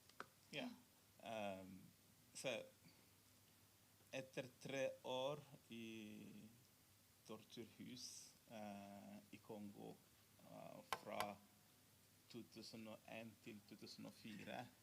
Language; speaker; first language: Norwegian; non-native, fluent; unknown